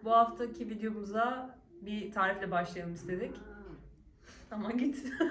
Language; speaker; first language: Turkish; native; Turkish